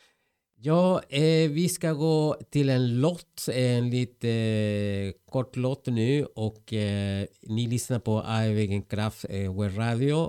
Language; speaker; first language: Swedish; non-native, fluent; Spanish